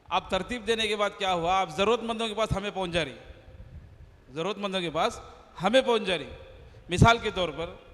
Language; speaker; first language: Hindi; non-native, local second language; Urdu